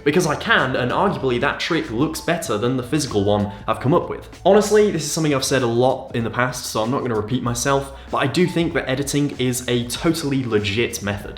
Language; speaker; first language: English; native; English